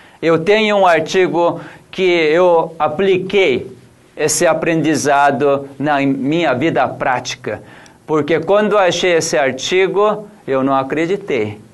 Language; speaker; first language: Portuguese; non-native, fluent; Korean